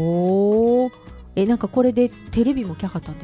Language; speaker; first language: Japanese; native; Japanese